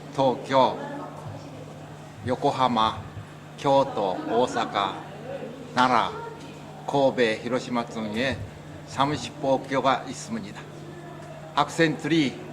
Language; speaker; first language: Korean; non-native, learner; Japanese